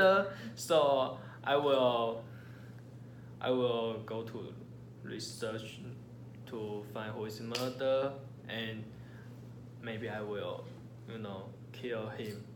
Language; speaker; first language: English; non-native, learner; Chinese